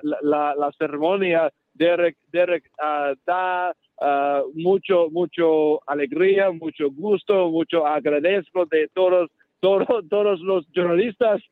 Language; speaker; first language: Spanish; non-native, learner; English